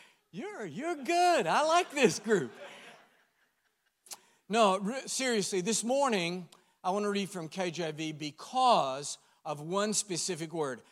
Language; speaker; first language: English; native; English